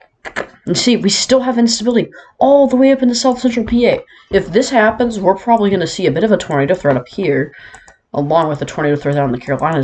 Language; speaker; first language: English; native; English